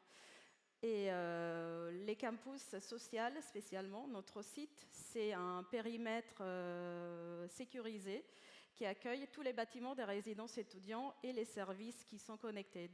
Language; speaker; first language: French; native; French